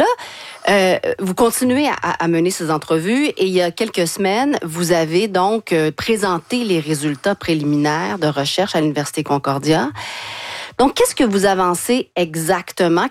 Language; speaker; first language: French; native; French